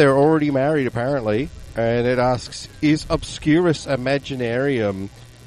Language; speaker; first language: English; native; English